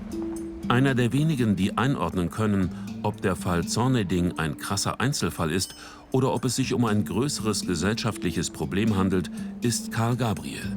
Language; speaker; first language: German; native; German